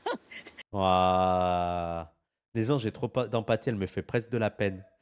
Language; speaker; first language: French; native; French